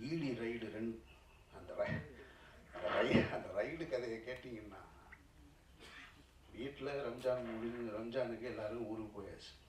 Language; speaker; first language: Tamil; native; Tamil